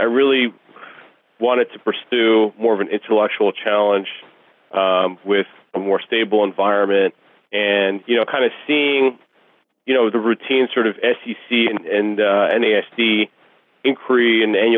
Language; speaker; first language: English; early bilingual, other home language; Russian